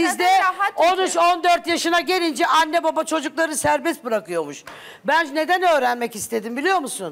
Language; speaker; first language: Turkish; native; Turkish